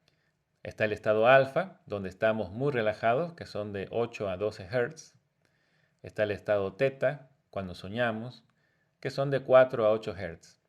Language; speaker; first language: Spanish; native; Spanish